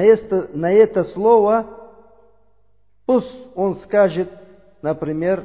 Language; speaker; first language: Russian; non-native, learner; Uzbek